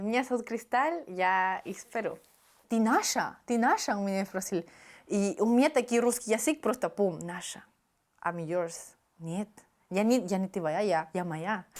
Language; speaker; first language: Russian; non-native, fluent; Spanish